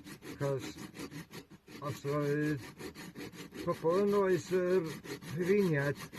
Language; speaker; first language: Welsh; native; Welsh